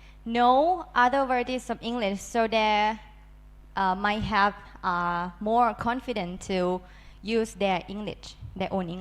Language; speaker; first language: English; non-native, learner; Thai